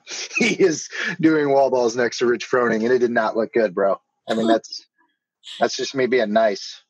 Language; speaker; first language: English; native; English